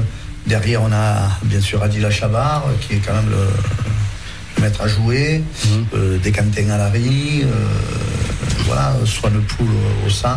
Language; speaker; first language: French; native; French